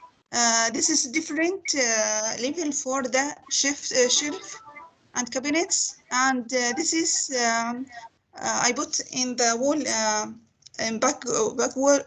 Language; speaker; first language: English; non-native, learner; Arabic